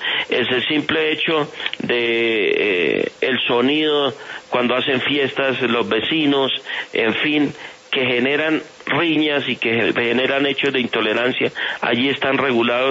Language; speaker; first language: Spanish; native; Spanish